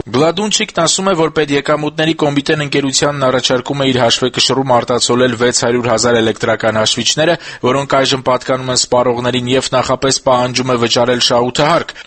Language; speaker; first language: Armenian; native; Armenian